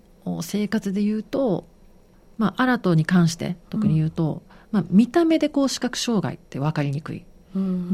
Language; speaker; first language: Japanese; native; Japanese